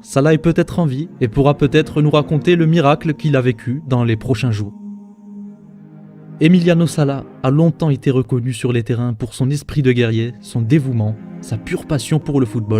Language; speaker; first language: French; native; French